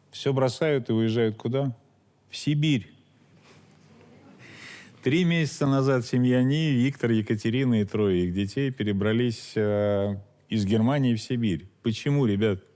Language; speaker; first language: Russian; native; Russian